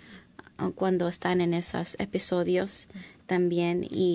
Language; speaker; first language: Spanish; early bilingual, heritage; English